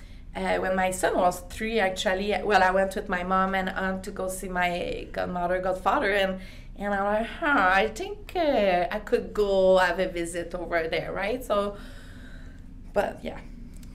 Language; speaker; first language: English; non-native, learner; French